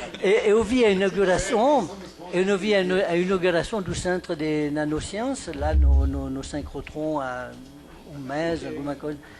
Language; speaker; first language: Portuguese; non-native, fluent; French